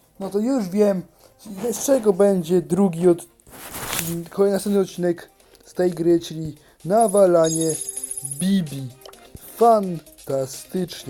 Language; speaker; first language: Polish; native; Polish